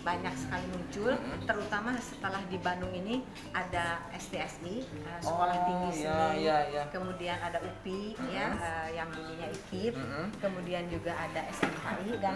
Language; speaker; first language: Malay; non-native, local second language; Sundanese